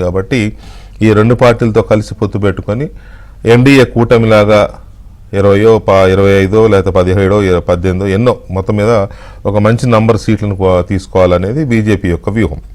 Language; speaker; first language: Telugu; native; Telugu